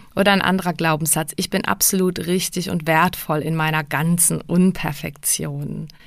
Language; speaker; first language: German; early bilingual, other home language; Czech